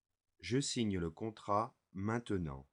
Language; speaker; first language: French; non-native, fluent; English